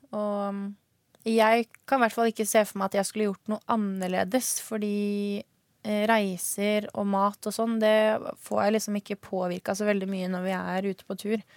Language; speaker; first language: Norwegian; early bilingual, other home language; Swedish